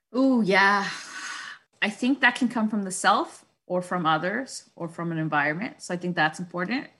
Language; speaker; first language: English; non-native, fluent; Spanish